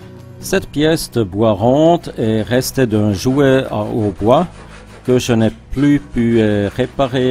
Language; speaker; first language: French; non-native, local second language; German